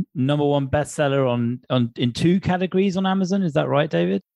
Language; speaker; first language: English; native; English